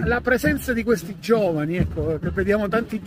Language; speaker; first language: Italian; native; Italian